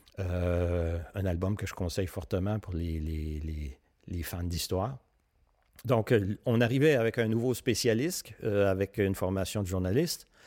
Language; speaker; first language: French; native; French